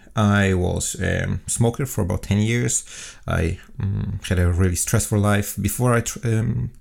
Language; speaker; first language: English; non-native, fluent; Polish